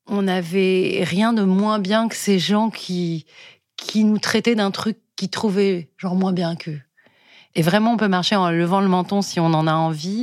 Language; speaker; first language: French; native; French